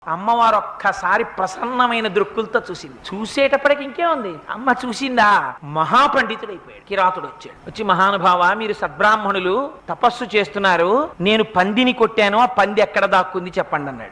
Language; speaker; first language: Telugu; native; Telugu